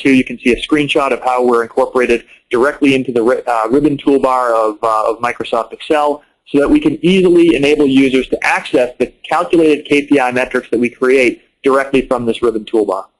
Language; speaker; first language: English; native; English